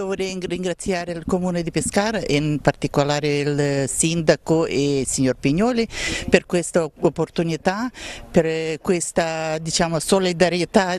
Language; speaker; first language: Italian; non-native, fluent; Ukrainian